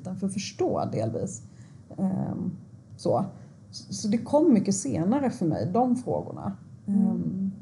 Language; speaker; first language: Swedish; early bilingual, other home language; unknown